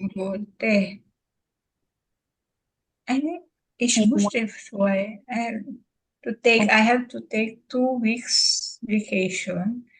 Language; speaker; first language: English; non-native, local second language; Filipino